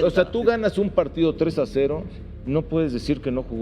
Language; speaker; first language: Spanish; native; Spanish